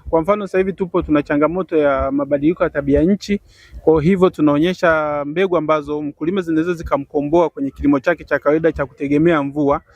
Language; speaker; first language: Swahili; native; Swahili